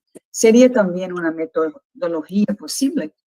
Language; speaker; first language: Spanish; non-native, fluent; Portuguese